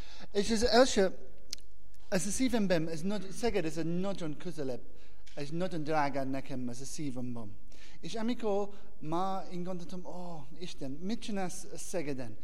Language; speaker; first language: Hungarian; non-native, learner; English